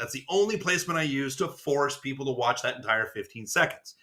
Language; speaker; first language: English; native; English